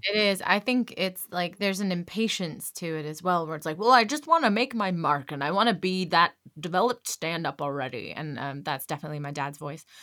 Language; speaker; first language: English; native; English